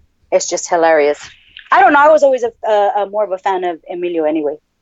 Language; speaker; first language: English; native; English